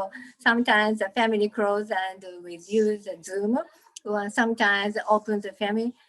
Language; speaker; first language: English; non-native, learner; Japanese